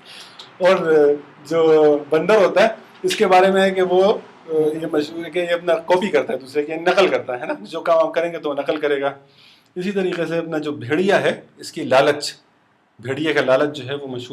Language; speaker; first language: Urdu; non-native, fluent; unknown